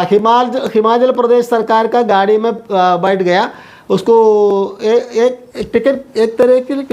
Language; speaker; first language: Hindi; non-native, local second language; Malayalam